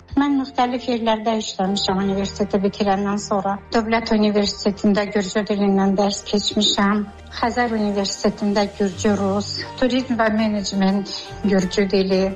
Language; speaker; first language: Azerbaijani; non-native, fluent; Georgian